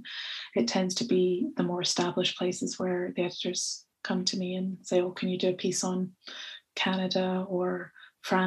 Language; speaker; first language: English; native; English